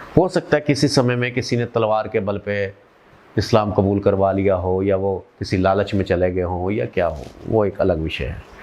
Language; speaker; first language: Hindi; non-native, local second language; Punjabi